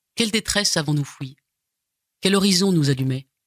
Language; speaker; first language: French; native; French